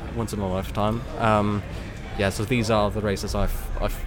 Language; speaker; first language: English; non-native, fluent; German